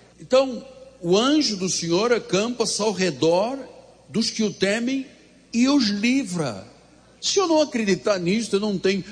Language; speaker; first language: Portuguese; native; Portuguese